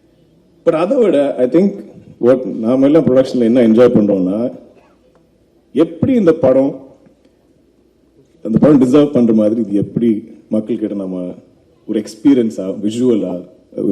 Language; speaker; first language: Tamil; non-native, local second language; Malayalam